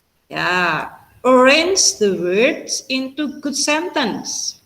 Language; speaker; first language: English; non-native, fluent; Indonesian